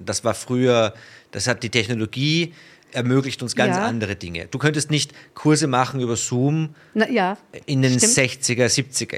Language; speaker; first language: German; native; German